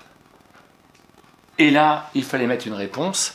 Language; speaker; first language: French; native; French